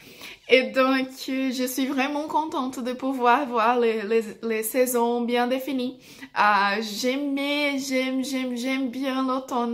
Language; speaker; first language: French; non-native, fluent; Portuguese